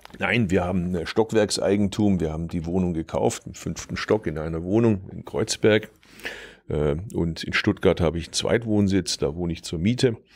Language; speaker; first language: German; early bilingual, other home language; Turkish